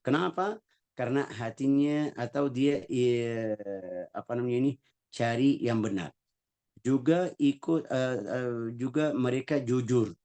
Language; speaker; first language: Indonesian; non-native, fluent; Arabic